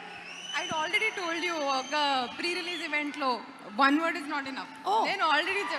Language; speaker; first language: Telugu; non-native, learner; Kannada